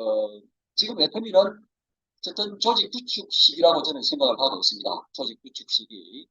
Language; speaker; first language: Korean; native; Korean